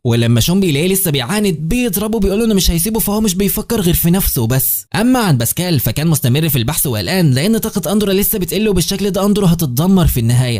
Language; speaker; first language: Arabic; native; Arabic